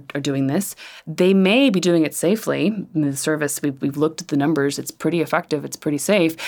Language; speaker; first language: English; native; English